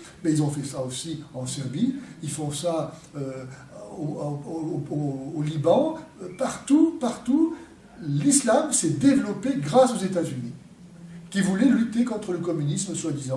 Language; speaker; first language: French; native; French